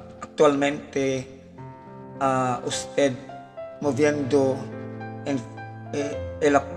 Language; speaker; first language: Spanish; non-native, learner; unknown